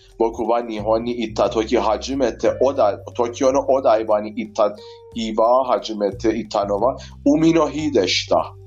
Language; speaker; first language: Japanese; non-native, learner; Persian